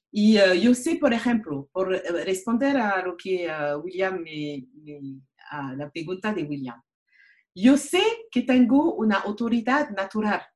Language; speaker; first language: Spanish; non-native, learner; French